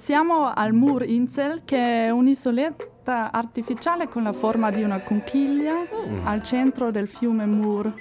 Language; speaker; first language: Italian; non-native, fluent; German